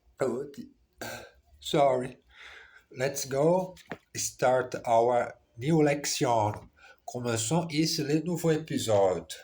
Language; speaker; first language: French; non-native, learner; Portuguese